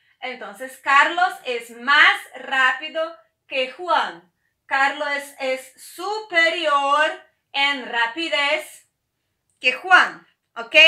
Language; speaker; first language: Spanish; non-native, fluent; Portuguese